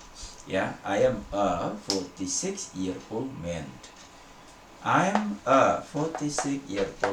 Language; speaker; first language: English; non-native, fluent; Indonesian